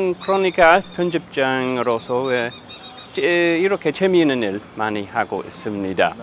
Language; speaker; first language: Korean; non-native, fluent; English